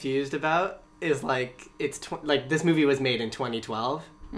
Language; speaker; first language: English; native; English